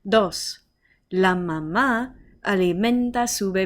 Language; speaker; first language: Spanish; non-native, fluent; English